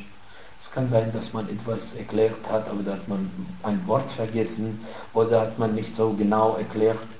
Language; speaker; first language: German; non-native, fluent; Arabic